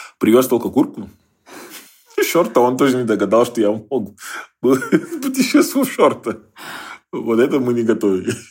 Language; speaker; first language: Russian; non-native, fluent; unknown